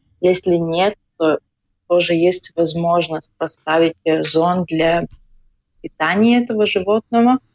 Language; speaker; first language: Russian; non-native, local second language; Latvian